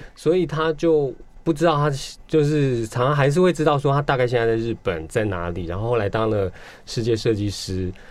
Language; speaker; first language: Chinese; non-native, local second language; Min Nan Chinese